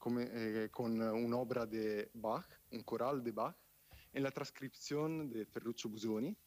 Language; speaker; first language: Spanish; non-native, fluent; Italian